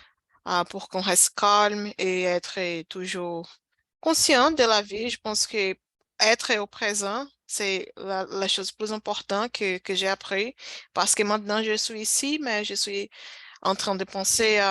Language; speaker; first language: French; non-native, fluent; Portuguese